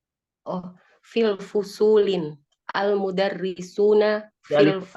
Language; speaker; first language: Arabic; non-native, learner; Indonesian